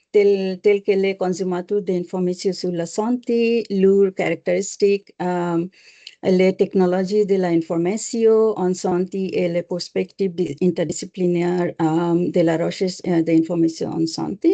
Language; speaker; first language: French; non-native, learner; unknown